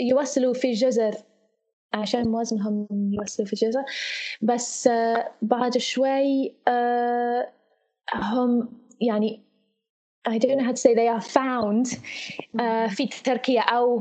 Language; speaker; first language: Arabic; non-native, fluent; English